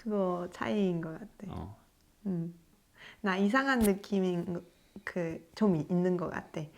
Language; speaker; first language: Korean; non-native, learner; French